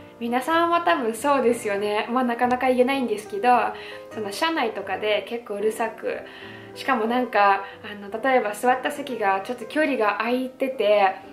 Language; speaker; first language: Japanese; non-native, fluent; Russian